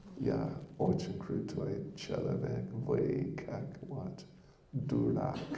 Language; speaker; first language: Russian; non-native, learner; English